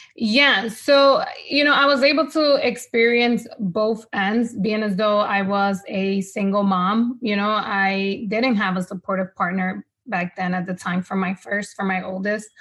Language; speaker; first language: English; non-native, fluent; Spanish